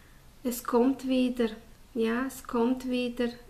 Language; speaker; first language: German; non-native, fluent; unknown